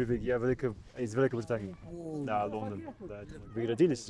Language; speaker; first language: Russian; non-native, learner; English